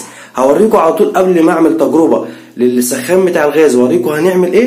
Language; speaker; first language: Arabic; native; Arabic